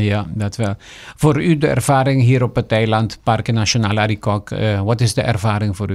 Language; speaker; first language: Dutch; non-native, local second language; Papiamento